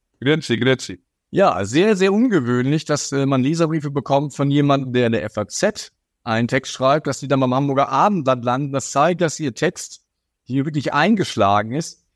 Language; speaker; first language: German; native; German